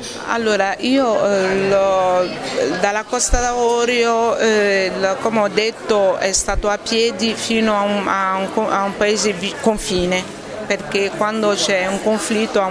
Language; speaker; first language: Italian; non-native, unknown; French